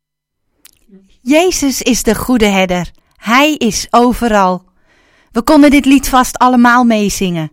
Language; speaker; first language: Dutch; native; Dutch